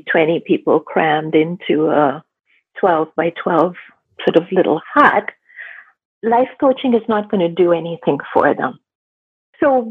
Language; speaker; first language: English; non-native, local second language; Gujarati